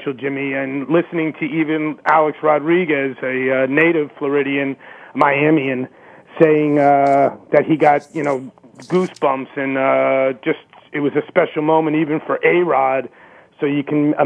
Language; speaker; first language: English; native; English